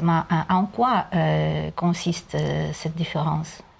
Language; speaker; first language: French; non-native, learner; Russian